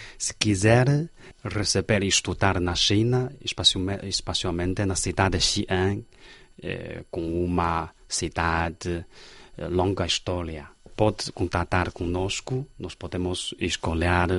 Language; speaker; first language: Portuguese; non-native, learner; Chinese